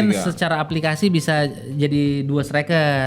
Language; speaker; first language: Indonesian; native; Indonesian